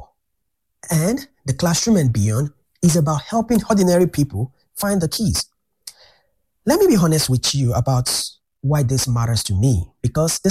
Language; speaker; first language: English; non-native, local second language; Yoruba